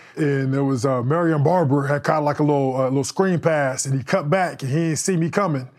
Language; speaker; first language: English; native; English